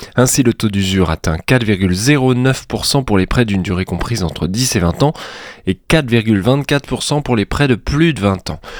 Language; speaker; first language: French; native; French